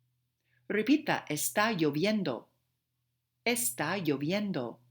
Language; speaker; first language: Spanish; non-native, fluent; English